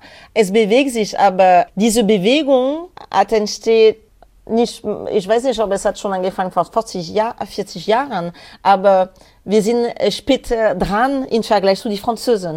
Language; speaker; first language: German; non-native, learner; French